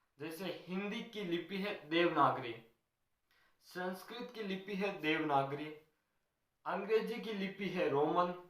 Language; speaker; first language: Hindi; native; Hindi